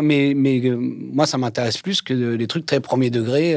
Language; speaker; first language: French; native; French